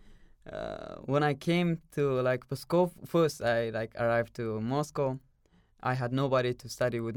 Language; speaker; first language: English; non-native, learner; Persian